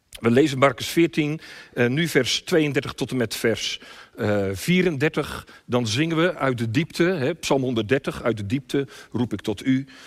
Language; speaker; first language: Dutch; native; Dutch